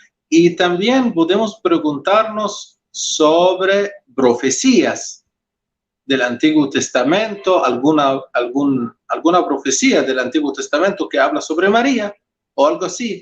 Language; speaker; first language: Spanish; non-native, fluent; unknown